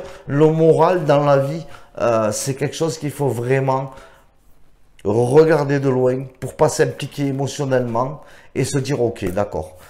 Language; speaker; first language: French; native; French